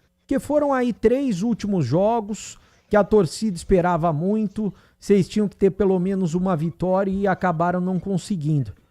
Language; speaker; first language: Portuguese; native; Portuguese